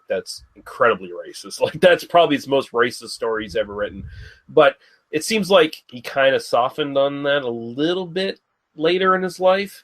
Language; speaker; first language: English; native; English